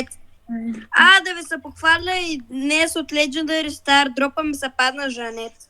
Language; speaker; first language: Bulgarian; native; Bulgarian